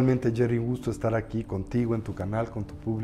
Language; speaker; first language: Spanish; native; Spanish